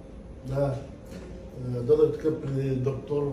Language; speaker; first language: Bulgarian; non-native, local second language; Turkish